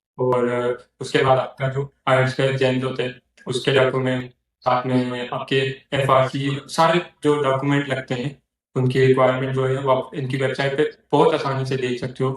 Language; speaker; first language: Urdu; non-native, local second language; Northern Hindko